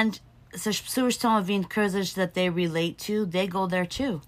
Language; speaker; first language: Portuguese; early bilingual, heritage; Portuguese